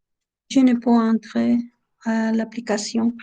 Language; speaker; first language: French; non-native, learner; Spanish